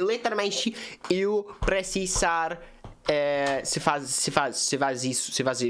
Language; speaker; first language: Portuguese; non-native, learner; English